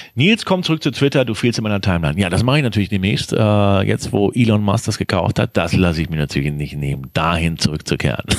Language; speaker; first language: German; native; German